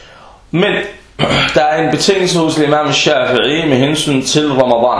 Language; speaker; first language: Danish; early bilingual, other home language; Arabic